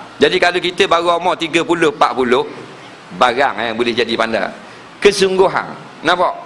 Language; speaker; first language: Malay; native; Malay